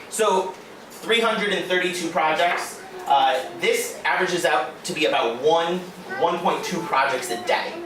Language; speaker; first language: English; native; English